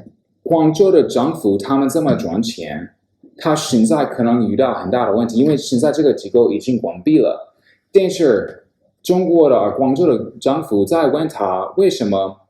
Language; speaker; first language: Chinese; non-native, fluent; English